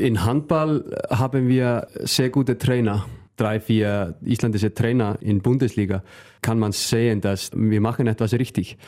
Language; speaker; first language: German; non-native, learner; Icelandic